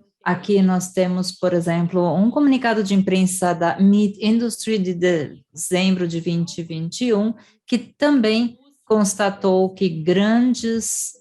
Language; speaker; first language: Portuguese; non-native, fluent; German